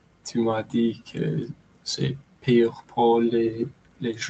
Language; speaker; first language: French; non-native, learner; English